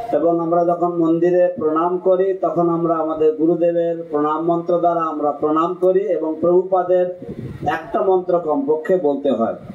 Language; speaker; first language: Bangla; non-native, fluent; English